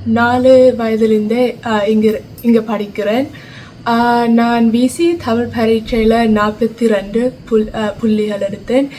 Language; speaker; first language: Tamil; early bilingual, heritage; Tamil